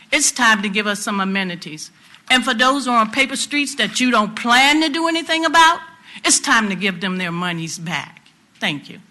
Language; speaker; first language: English; native; English